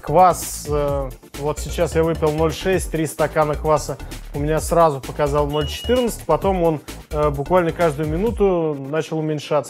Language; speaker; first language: Russian; native; Russian